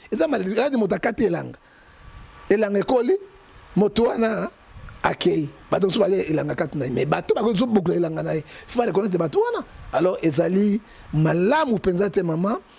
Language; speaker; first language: Lingala; native; Lingala